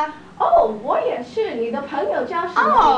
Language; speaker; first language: Chinese; non-native, learner; English